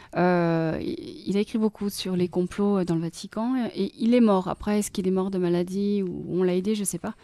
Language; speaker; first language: French; native; French